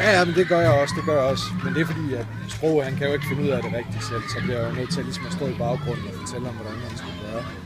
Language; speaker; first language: Danish; native; Danish